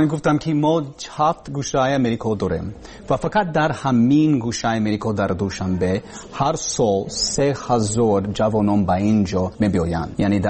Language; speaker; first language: Persian; non-native, learner; English